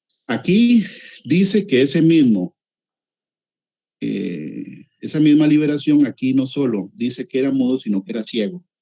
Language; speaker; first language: Spanish; native; Spanish